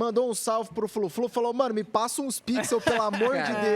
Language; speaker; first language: Portuguese; native; Portuguese